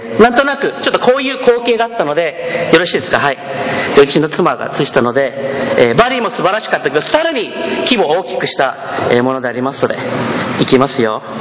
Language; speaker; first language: Japanese; early bilingual, heritage; Japanese